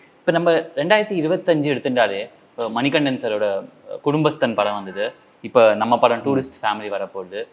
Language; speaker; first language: Tamil; native; Tamil